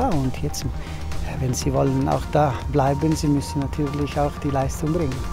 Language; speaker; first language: German; non-native, local second language; Italian